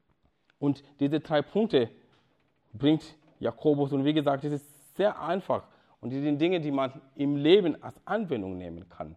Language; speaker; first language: German; non-native, fluent; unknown